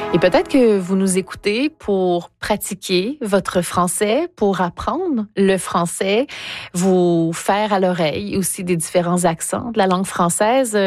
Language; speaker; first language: French; native; French